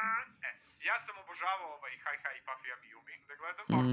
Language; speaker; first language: Bosnian; native; Bosnian